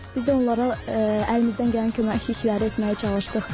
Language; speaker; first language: Azerbaijani; native; Azerbaijani